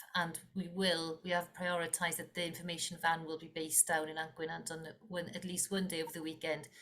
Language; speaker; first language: English; non-native, local second language; Welsh